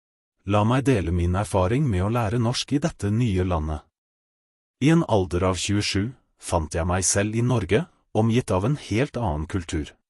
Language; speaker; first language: Norwegian; non-native, fluent; Russian